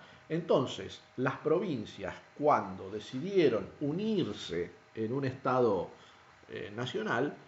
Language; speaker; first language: Spanish; native; Spanish